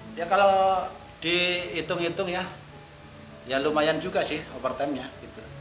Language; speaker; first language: Indonesian; native; Indonesian